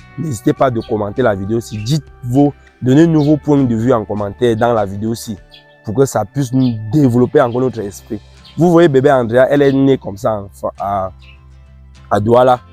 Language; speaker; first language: French; non-native, local second language; Ghomala